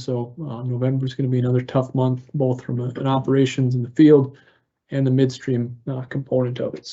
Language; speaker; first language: English; native; English